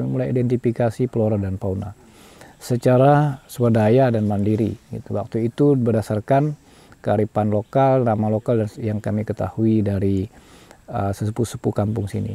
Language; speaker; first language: Indonesian; non-native, local second language; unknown